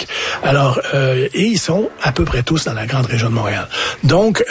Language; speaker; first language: French; native; French